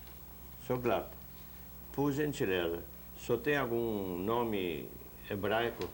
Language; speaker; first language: Portuguese; non-native, fluent; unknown